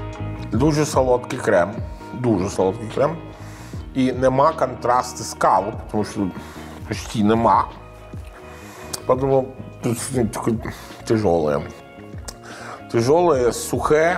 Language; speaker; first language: Ukrainian; non-native, learner; Italian